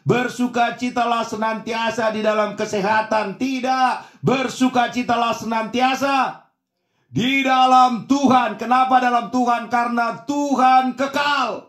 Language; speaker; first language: Indonesian; native; Indonesian